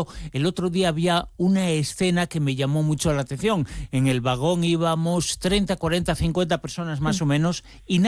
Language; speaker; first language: Spanish; native; Spanish